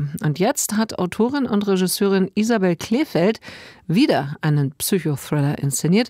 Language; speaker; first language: German; native; German